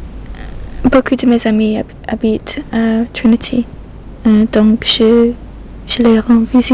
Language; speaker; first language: French; non-native, learner; English